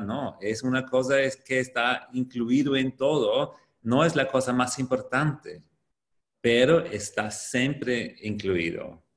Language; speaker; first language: Spanish; non-native, fluent; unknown